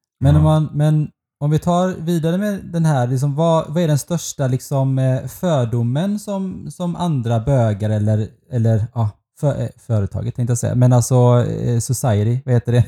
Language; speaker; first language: Swedish; native; Swedish